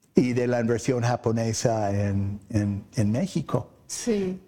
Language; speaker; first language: Spanish; non-native, fluent; English